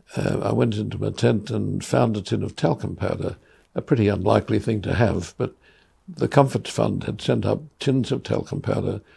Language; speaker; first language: English; native; English